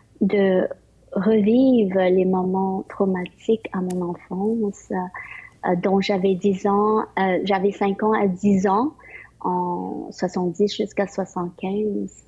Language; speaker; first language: French; early bilingual, other home language; Vietnamese